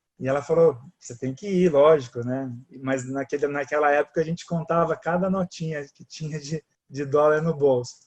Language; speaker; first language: Portuguese; native; Portuguese